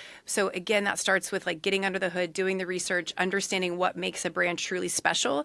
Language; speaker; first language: English; native; English